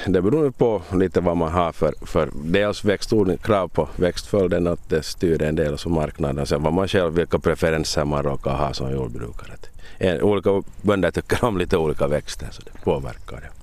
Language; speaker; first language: Swedish; native; Swedish